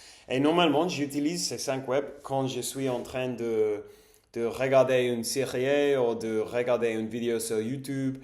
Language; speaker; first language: French; non-native, learner; English